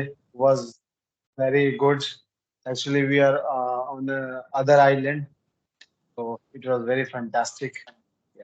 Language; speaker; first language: English; non-native, learner; Hindi